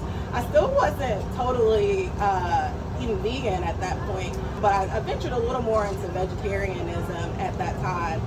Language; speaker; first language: English; native; English